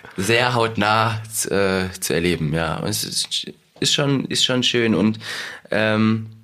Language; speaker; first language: German; early bilingual, other home language; Russian